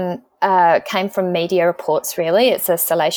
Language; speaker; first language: English; native; English